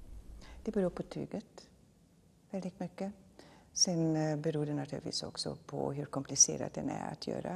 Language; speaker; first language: Swedish; non-native, fluent; German